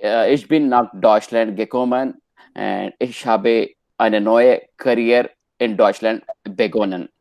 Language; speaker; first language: German; non-native, learner; Hindi